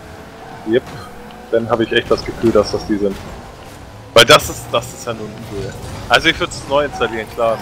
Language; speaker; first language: German; native; German